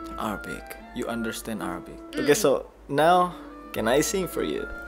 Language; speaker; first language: English; non-native, fluent; Indonesian